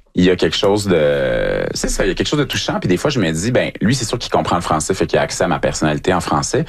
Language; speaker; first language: French; native; French